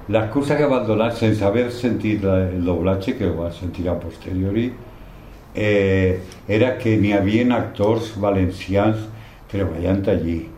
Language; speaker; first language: Catalan; non-native, local second language; Spanish